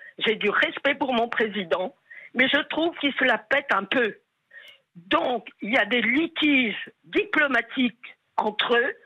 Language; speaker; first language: French; native; French